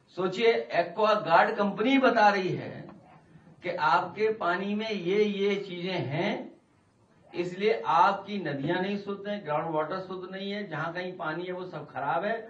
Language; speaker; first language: Hindi; native; Hindi